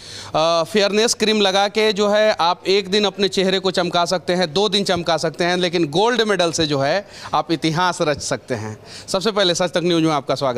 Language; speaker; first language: Hindi; native; Hindi